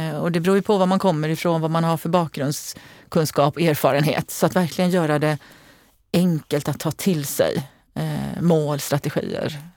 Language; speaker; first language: Swedish; early bilingual, other home language; Hungarian